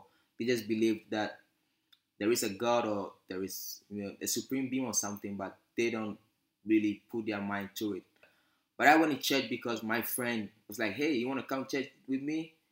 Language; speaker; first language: English; native; English